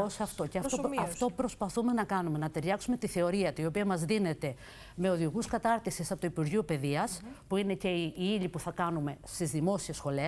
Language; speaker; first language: Greek; native; Greek